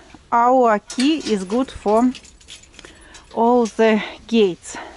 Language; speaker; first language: English; non-native, fluent; Russian